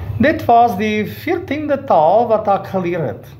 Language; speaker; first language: Afrikaans; non-native, learner; Portuguese